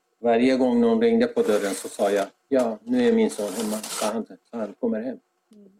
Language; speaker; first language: Swedish; non-native, fluent; Azerbaijani